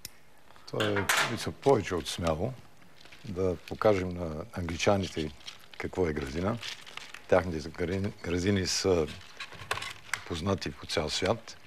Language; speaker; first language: Bulgarian; early bilingual, heritage; Bulgarian